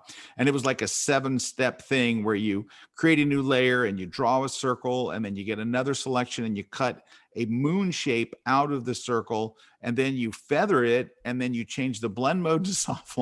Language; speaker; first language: English; native; English